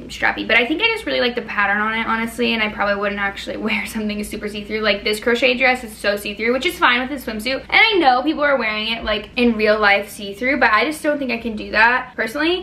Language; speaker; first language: English; native; English